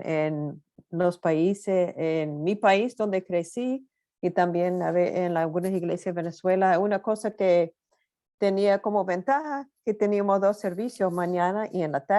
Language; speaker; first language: Spanish; non-native, fluent; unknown